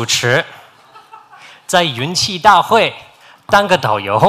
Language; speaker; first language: Chinese; non-native, fluent; English